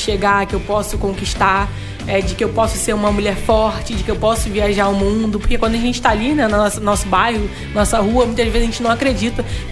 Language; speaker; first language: Portuguese; native; Portuguese